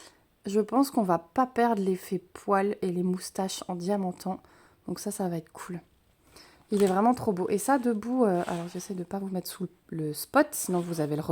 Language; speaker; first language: French; native; French